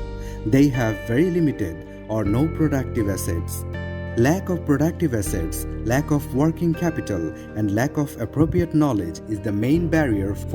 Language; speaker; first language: English; non-native, local second language; Bangla